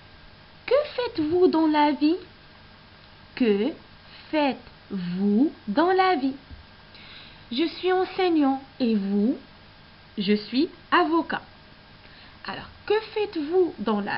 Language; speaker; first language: French; non-native, local second language; Arabic